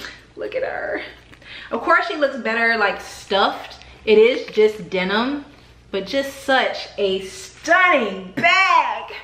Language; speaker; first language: English; native; English